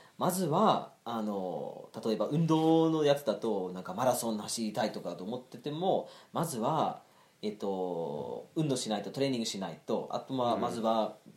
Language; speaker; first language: Japanese; non-native, fluent; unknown